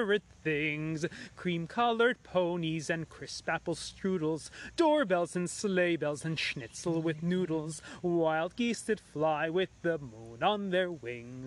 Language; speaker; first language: English; native; English